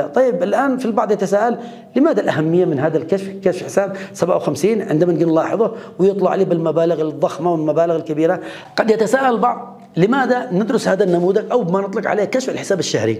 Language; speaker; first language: Arabic; native; Arabic